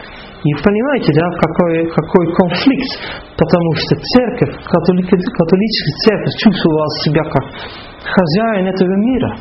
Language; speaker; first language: Russian; non-native, fluent; Dutch